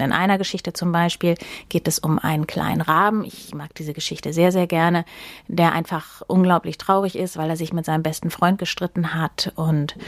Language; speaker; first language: German; native; German